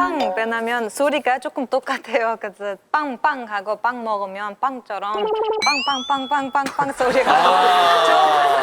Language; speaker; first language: Korean; non-native, learner; Japanese